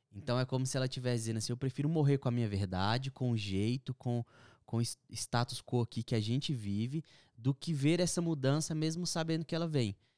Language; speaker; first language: Portuguese; native; Portuguese